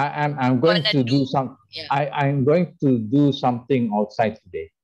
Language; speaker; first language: English; non-native, learner; Indonesian